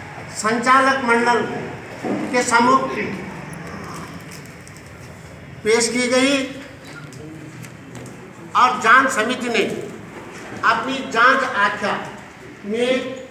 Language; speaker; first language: Hindi; native; Hindi